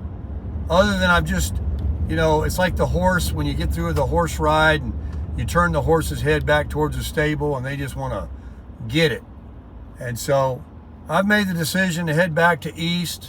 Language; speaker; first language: English; native; English